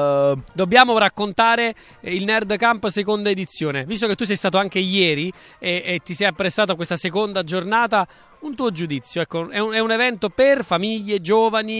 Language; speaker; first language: Italian; native; Italian